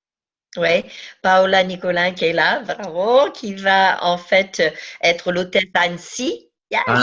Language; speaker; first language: French; native; French